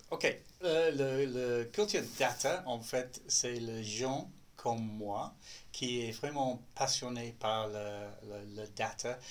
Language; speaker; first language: French; non-native, learner; English